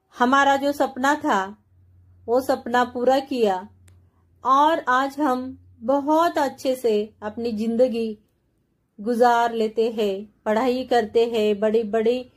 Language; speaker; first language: Hindi; non-native, local second language; Marathi